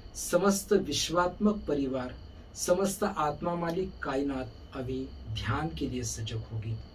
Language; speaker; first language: Hindi; non-native, local second language; Marathi